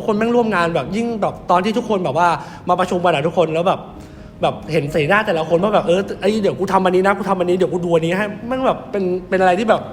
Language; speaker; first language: Thai; native; Thai